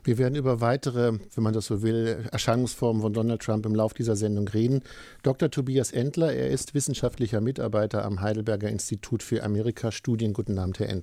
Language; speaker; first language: German; native; German